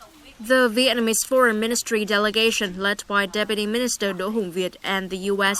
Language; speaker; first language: English; non-native, fluent; Vietnamese